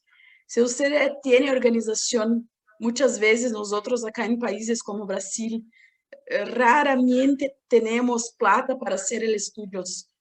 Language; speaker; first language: Spanish; non-native, learner; Portuguese